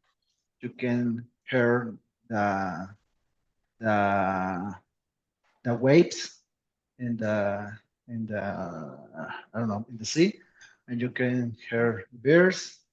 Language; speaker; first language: English; non-native, learner; Spanish